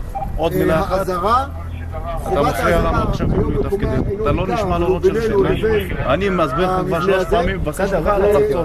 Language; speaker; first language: Hebrew; native; Hebrew